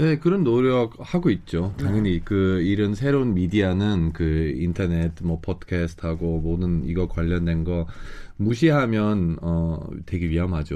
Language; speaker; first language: Korean; non-native, fluent; German